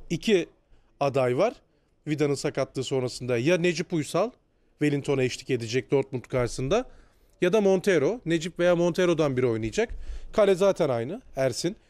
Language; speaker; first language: Turkish; native; Turkish